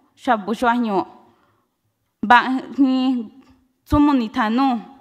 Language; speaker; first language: Spanish; non-native, local second language; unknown